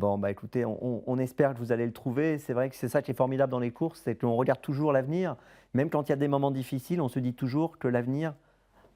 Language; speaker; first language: French; native; French